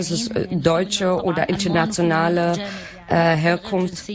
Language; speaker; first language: German; non-native, learner; Arabic